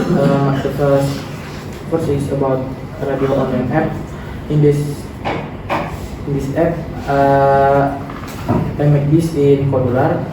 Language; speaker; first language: English; non-native, learner; Indonesian